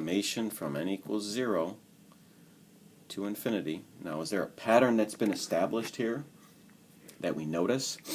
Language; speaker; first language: English; native; English